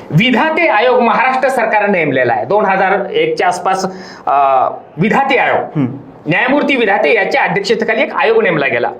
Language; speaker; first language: Marathi; non-native, local second language; Lambadi